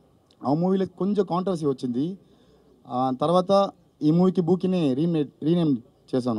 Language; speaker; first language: Telugu; non-native, learner; Tamil